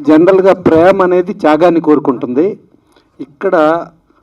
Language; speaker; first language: Telugu; native; Telugu